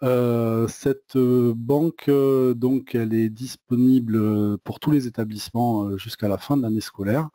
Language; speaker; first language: French; native; French